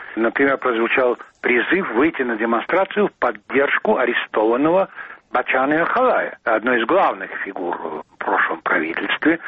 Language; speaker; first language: Russian; non-native, local second language; Georgian